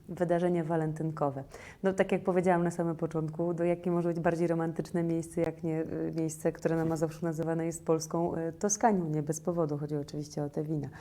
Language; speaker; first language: Polish; native; Polish